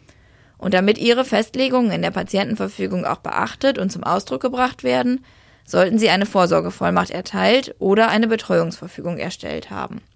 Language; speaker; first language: German; native; German